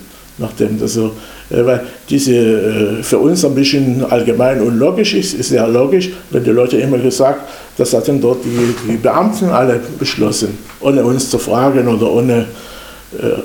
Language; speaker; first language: German; non-native, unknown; Hebrew